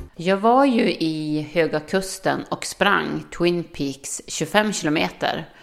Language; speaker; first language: Swedish; native; Swedish